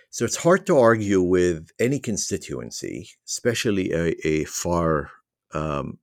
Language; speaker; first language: English; non-native, fluent; Arabic